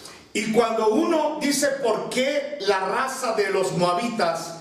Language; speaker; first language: Spanish; native; Spanish